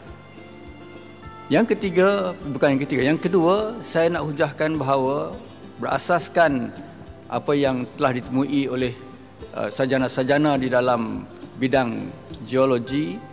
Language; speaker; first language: Malay; native; Malay